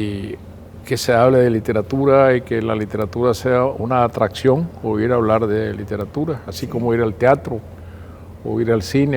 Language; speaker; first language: Spanish; native; Spanish